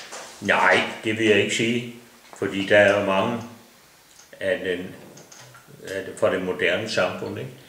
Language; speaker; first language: Danish; native; Danish